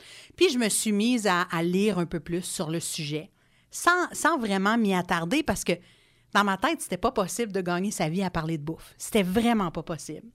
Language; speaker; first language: French; non-native, local second language; English